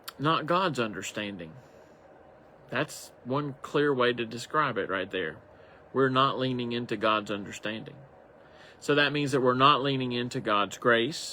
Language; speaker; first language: English; native; English